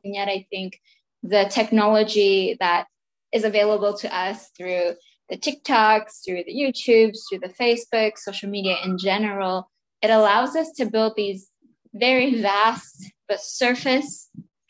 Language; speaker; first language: English; native; English